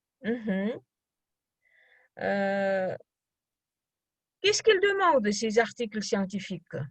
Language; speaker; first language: French; non-native, fluent; Kazakh